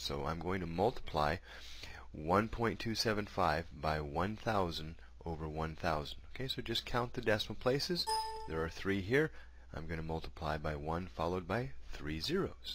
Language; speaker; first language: English; native; English